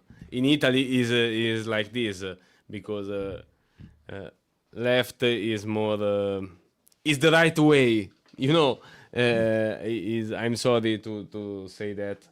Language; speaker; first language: English; non-native, learner; Italian